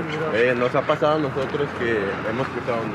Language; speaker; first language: Spanish; native; Spanish